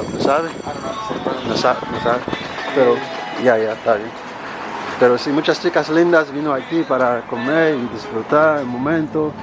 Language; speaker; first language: Spanish; non-native, learner; Haitian Creole